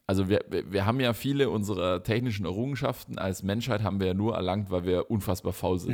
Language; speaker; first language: German; native; German